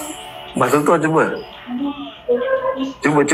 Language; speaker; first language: Malay; native; Malay